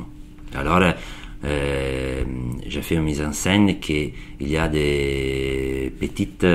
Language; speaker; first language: French; non-native, learner; Italian